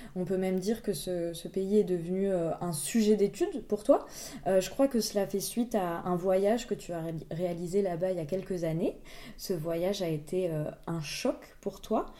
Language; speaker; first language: French; native; French